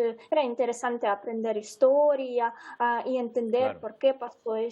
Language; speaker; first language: Spanish; non-native, fluent; Ukrainian